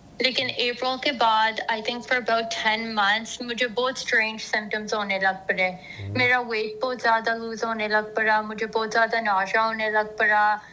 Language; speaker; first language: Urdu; early bilingual, heritage; Urdu